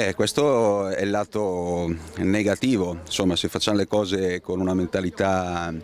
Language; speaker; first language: Italian; native; Italian